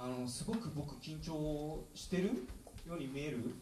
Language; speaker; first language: Japanese; native; Japanese